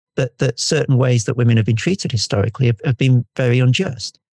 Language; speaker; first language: English; native; English